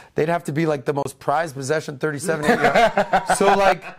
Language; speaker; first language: English; native; English